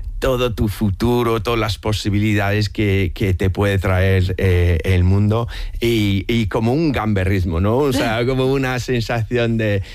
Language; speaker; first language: Spanish; non-native, fluent; English